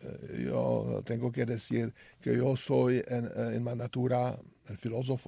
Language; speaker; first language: Spanish; non-native, learner; Czech